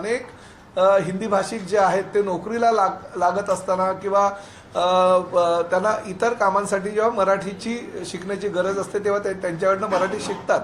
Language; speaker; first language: Marathi; native; Marathi